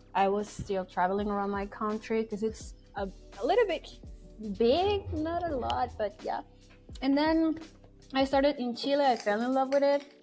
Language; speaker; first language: English; non-native, fluent; Spanish